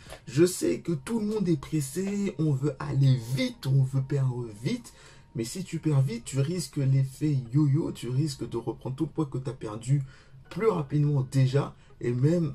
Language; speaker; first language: French; native; French